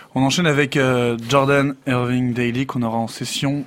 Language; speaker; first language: French; native; French